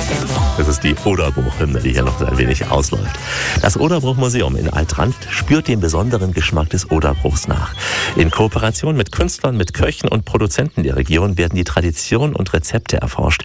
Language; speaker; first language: German; native; German